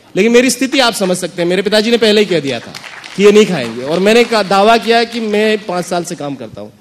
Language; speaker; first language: Hindi; native; Hindi